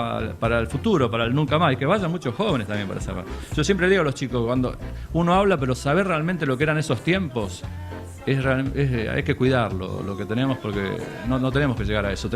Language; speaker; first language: Spanish; native; Spanish